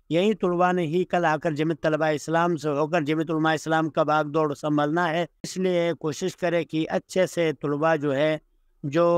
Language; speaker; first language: Urdu; non-native, local second language; Shina